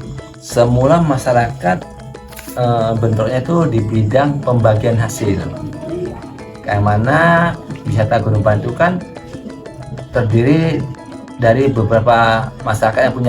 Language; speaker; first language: Indonesian; non-native, local second language; Javanese